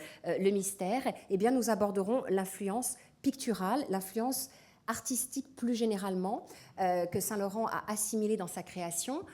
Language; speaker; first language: French; native; French